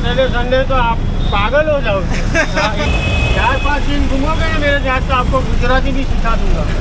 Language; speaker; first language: Hindi; non-native, local second language; Gujarati